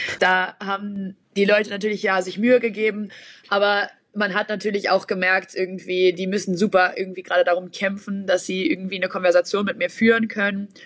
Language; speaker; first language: German; native; German